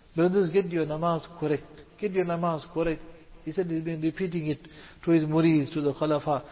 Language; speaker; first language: English; native; English